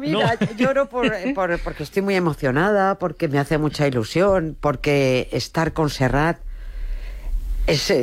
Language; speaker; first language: Spanish; native; Spanish